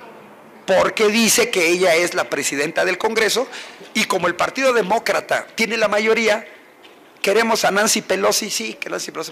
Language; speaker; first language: Spanish; native; Spanish